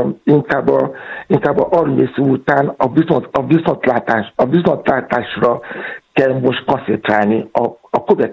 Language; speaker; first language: Hungarian; non-native, fluent; Yoruba